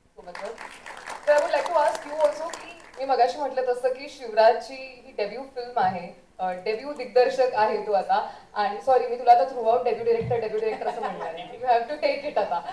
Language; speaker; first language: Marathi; native; Marathi